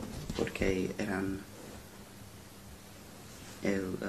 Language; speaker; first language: Spanish; non-native, learner; English